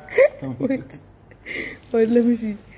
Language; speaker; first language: English; non-native, fluent; Dutch